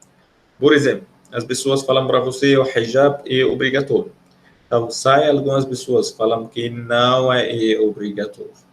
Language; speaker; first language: Portuguese; non-native, fluent; Arabic